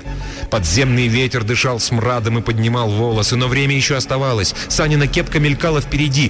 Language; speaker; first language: Russian; native; Russian